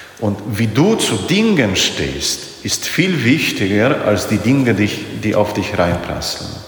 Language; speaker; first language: German; non-native, fluent; Polish